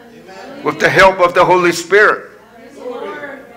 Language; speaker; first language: English; non-native, local second language; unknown